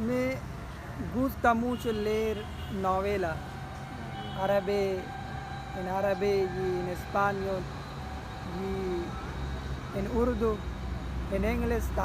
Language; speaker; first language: Spanish; non-native, learner; Urdu